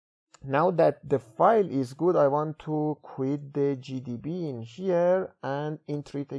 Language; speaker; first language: English; non-native, fluent; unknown